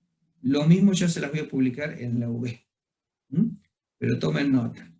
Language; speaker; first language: Spanish; native; Spanish